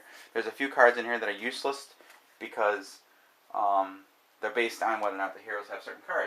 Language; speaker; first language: English; native; English